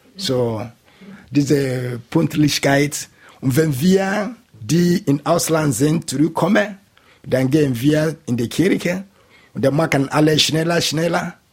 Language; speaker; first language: German; non-native, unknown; Igbo